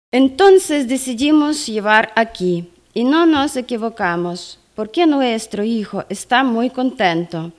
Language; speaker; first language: Spanish; non-native, fluent; Ukrainian